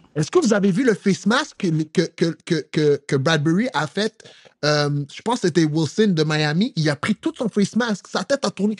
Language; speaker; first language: French; native; French